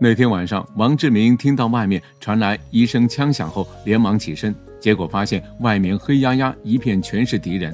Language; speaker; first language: Chinese; native; Chinese